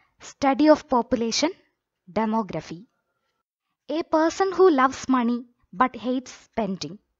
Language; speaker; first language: English; non-native, local second language; Malayalam